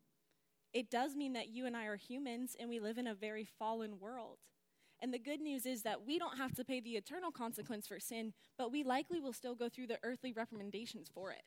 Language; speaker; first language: English; native; English